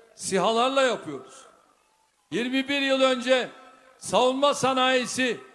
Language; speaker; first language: Turkish; native; Turkish